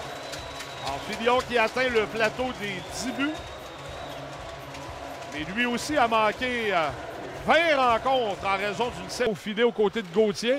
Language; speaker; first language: French; native; French